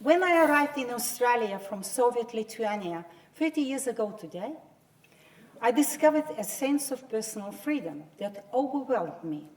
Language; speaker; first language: English; non-native, fluent; Lithuanian